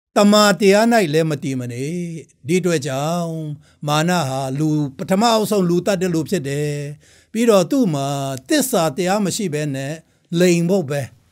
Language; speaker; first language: Burmese; non-native, local second language; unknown